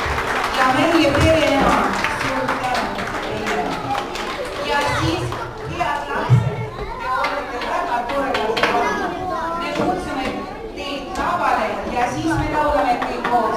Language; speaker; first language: Estonian; non-native, local second language; Russian